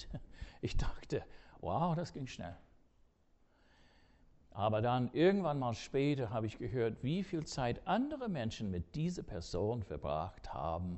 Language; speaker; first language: German; non-native, fluent; English